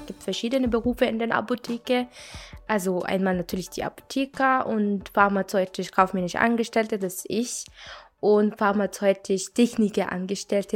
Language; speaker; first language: German; non-native, learner; Arabic